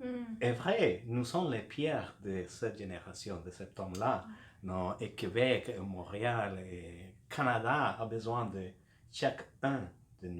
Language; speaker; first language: French; non-native, fluent; Spanish